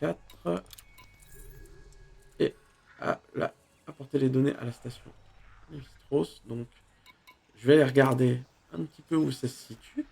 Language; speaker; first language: French; native; French